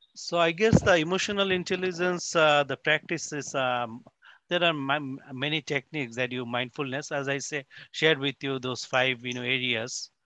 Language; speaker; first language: English; non-native, local second language; Bangla